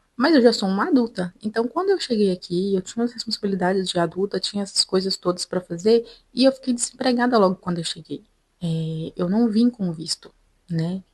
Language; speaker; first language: Portuguese; native; Portuguese